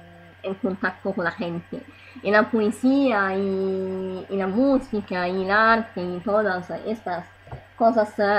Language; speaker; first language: Spanish; non-native, learner; Italian